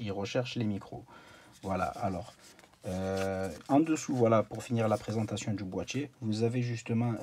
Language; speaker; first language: French; native; French